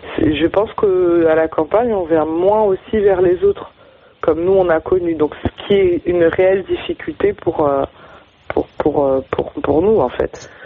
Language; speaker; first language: French; native; French